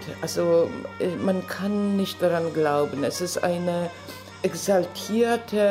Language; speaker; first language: German; non-native, fluent; Polish